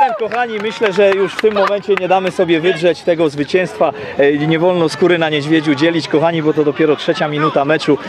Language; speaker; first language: Polish; native; Polish